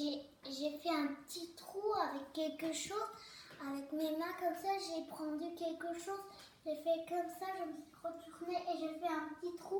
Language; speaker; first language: French; early bilingual, other home language; Turkish